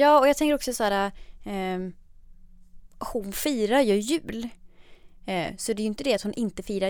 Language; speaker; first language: Swedish; native; Swedish